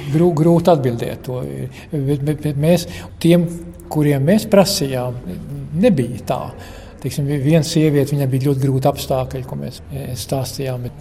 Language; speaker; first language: Latvian; early bilingual, heritage; Latvian